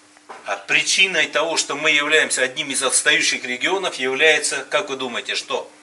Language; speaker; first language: Russian; non-native, local second language; Tuvinian